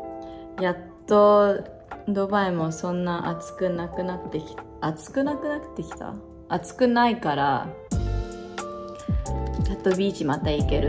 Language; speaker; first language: Japanese; early bilingual, heritage; English